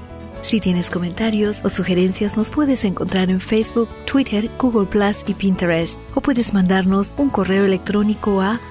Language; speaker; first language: Spanish; native; Spanish